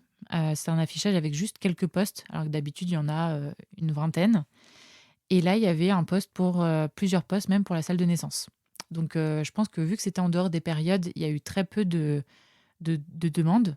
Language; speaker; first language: French; native; French